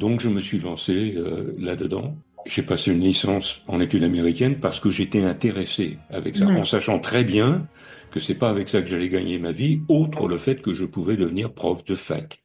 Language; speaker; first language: French; native; French